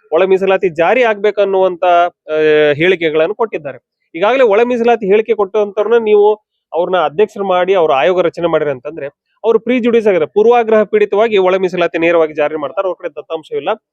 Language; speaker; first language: Kannada; non-native, local second language; Lambadi